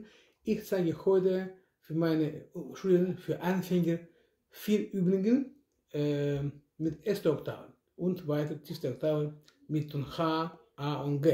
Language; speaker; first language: German; non-native, learner; Russian